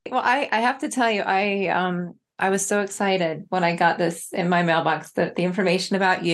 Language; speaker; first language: English; native; English